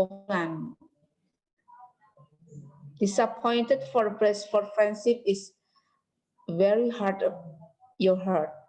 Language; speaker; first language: English; non-native, learner; Indonesian